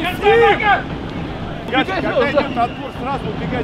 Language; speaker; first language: Russian; native; Russian